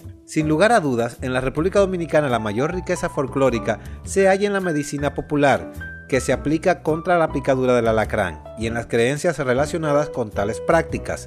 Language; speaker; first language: Spanish; native; Spanish